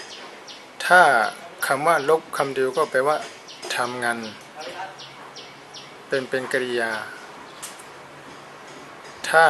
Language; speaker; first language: Thai; non-native, fluent; Burmese